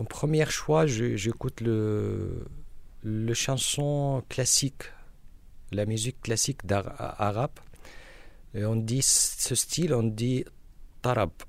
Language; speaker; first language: French; non-native, learner; Arabic